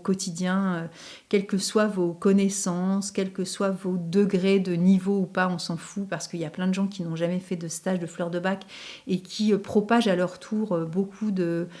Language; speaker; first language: French; native; French